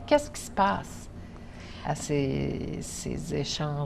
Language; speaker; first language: French; native; French